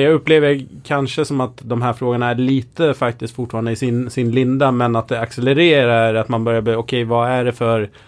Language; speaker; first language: Swedish; native; Swedish